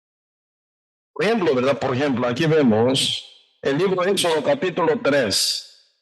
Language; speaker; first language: Spanish; non-native, learner; Korean